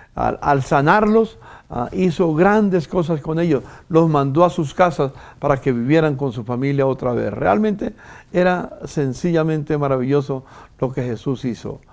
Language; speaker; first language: Spanish; native; Spanish